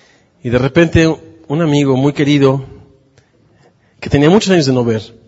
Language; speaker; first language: Spanish; native; Spanish